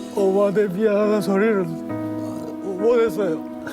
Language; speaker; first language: Korean; native; Korean